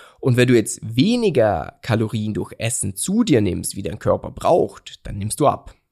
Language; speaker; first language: German; native; German